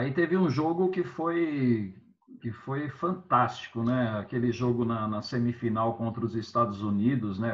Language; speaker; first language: Portuguese; native; Portuguese